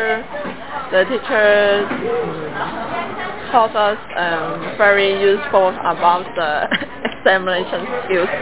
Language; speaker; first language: English; non-native, learner; Cantonese